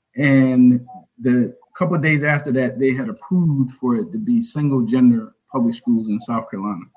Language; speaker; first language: English; native; English